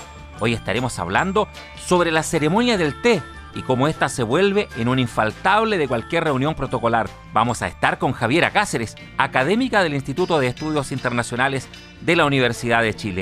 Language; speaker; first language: Spanish; native; Spanish